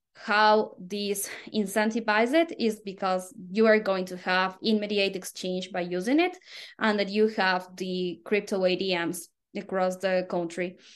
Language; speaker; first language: English; non-native, fluent; Spanish